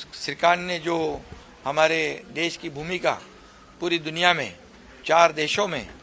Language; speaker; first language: Hindi; non-native, local second language; Marathi